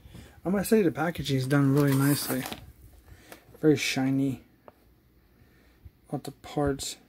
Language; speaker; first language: English; native; English